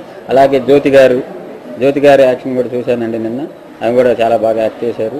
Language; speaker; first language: Telugu; native; Telugu